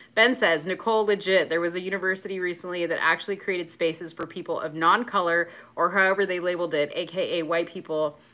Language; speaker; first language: English; native; English